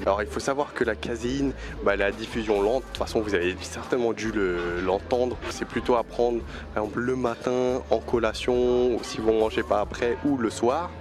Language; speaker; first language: French; native; French